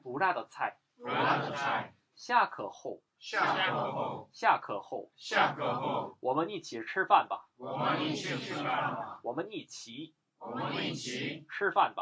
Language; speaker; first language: Chinese; non-native, fluent; Korean